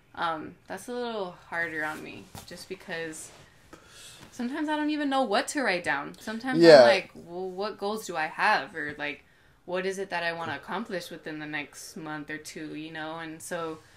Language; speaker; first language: English; native; English